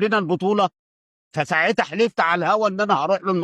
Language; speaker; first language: Arabic; native; Arabic